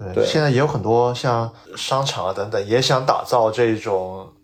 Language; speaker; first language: Chinese; non-native, local second language; Cantonese